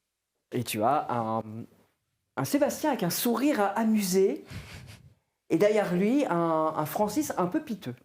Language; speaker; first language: French; native; French